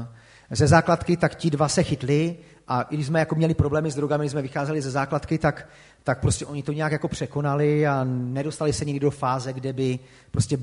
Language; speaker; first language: Czech; native; Czech